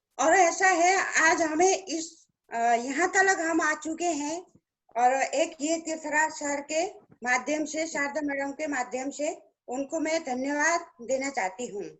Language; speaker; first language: Hindi; non-native, local second language; Nepali